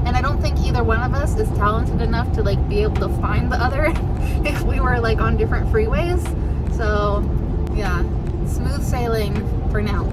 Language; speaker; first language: English; native; English